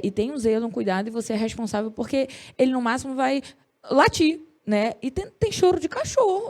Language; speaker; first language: Portuguese; native; Portuguese